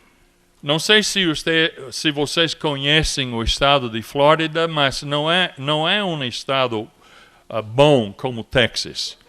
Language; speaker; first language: Portuguese; non-native, fluent; English